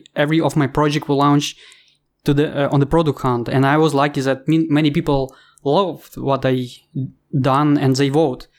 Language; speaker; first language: English; non-native, fluent; Ukrainian